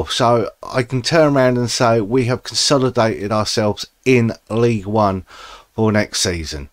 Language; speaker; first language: English; native; English